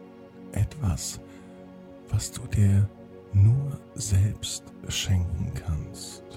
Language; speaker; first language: German; native; German